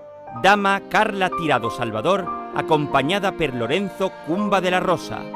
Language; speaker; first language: Catalan; native; Catalan